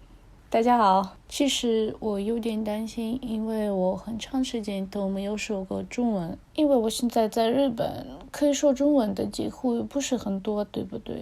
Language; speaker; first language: Chinese; non-native, fluent; Russian